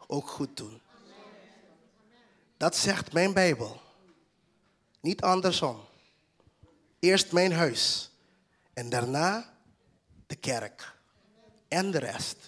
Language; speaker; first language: Dutch; non-native, local second language; Papiamento